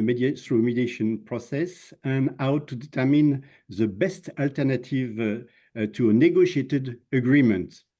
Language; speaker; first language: English; non-native, fluent; French